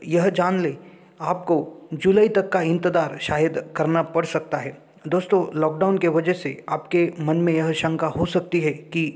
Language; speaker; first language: Hindi; non-native, local second language; Marathi